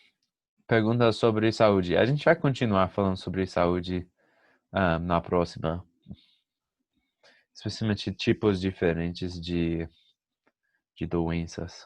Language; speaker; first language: Portuguese; non-native, fluent; English